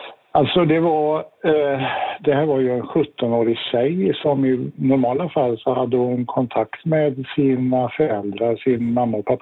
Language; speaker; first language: Swedish; native; Swedish